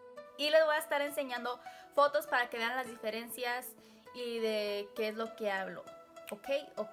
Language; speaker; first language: Spanish; early bilingual, heritage; Spanish